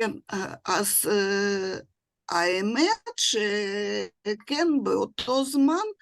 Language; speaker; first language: Hebrew; non-native, fluent; Russian